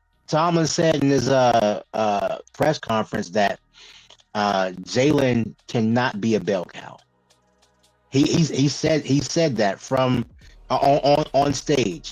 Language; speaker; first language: English; native; English